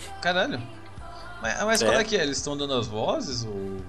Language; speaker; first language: Portuguese; native; Portuguese